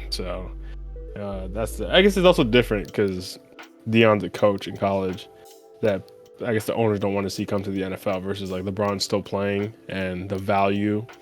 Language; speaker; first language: English; native; English